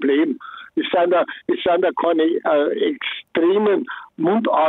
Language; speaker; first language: German; native; German